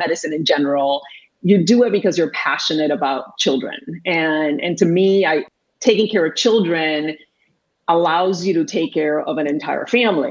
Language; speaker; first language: English; non-native, fluent; Spanish